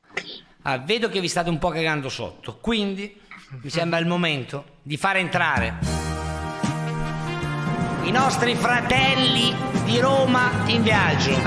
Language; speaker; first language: Italian; native; Italian